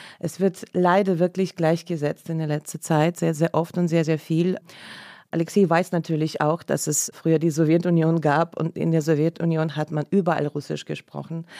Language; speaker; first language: German; non-native, fluent; Russian